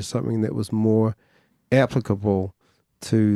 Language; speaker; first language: English; native; English